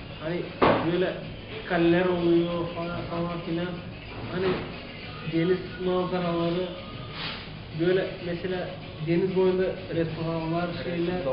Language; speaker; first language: Turkish; non-native, local second language; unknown